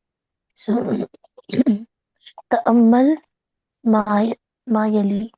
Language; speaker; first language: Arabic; non-native, learner; Urdu